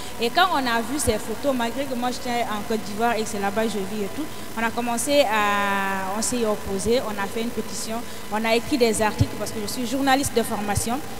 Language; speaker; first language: French; non-native, local second language; Fula